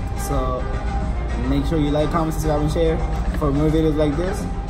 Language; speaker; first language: English; non-native, local second language; Spanish